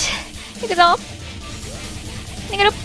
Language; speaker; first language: Japanese; native; Japanese